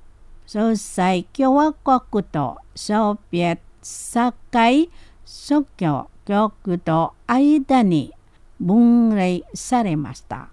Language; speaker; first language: Japanese; non-native, fluent; Indonesian